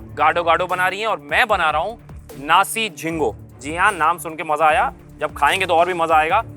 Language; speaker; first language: Hindi; native; Hindi